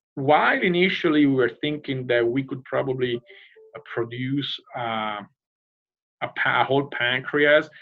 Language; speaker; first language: English; non-native, fluent; Italian